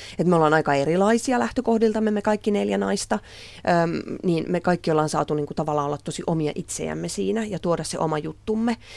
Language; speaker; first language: Finnish; native; Finnish